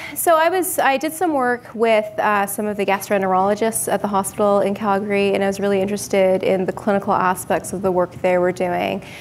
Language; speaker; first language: English; native; English